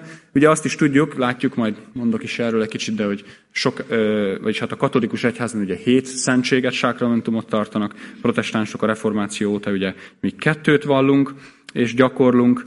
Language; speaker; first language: Hungarian; native; Hungarian